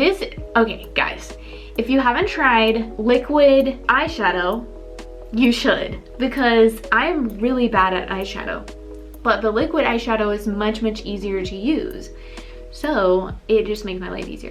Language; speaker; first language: English; native; English